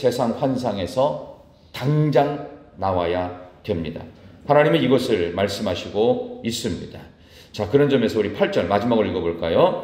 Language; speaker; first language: Korean; native; Korean